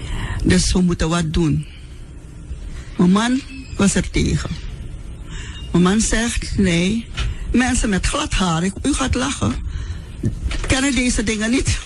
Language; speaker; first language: Dutch; non-native, local second language; Sranan Tongo